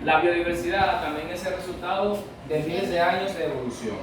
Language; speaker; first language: Spanish; native; Spanish